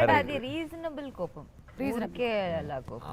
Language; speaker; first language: Telugu; non-native, learner; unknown